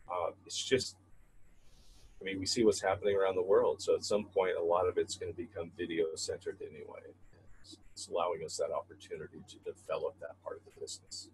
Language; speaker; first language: English; native; English